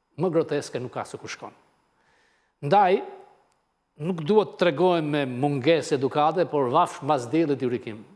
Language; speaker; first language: Albanian; native; Albanian